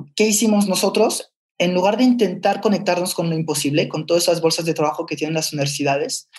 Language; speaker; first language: Spanish; non-native, fluent; French